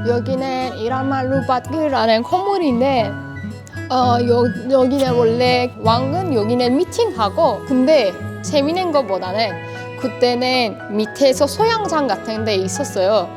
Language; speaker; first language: Korean; non-native, fluent; Persian